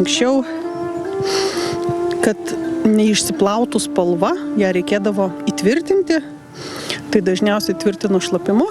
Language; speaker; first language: Lithuanian; native; Lithuanian